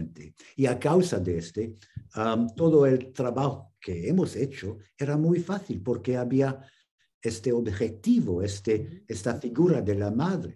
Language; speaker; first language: Spanish; non-native, fluent; English